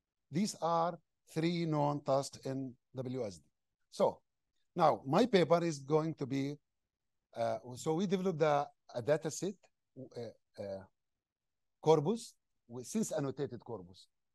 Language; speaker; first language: English; non-native, fluent; Arabic